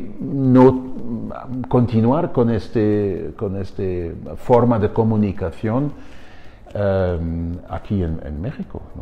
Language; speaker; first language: Spanish; non-native, fluent; German